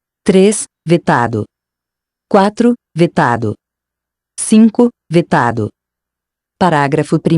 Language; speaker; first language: Portuguese; native; Portuguese